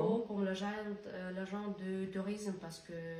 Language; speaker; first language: French; non-native, learner; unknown